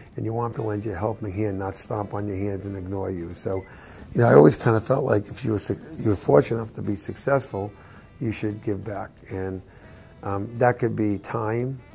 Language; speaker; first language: English; native; English